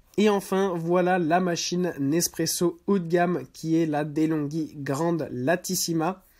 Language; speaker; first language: French; native; French